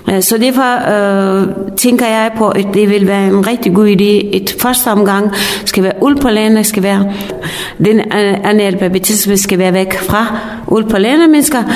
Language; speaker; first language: Danish; non-native, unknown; Pashto